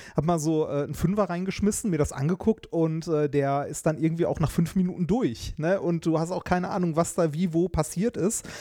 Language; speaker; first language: German; native; German